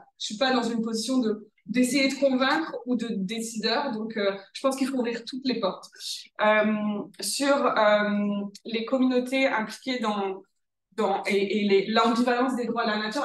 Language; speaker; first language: French; native; French